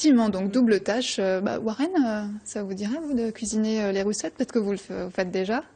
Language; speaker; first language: French; native; French